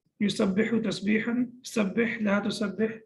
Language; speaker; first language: Arabic; non-native, fluent; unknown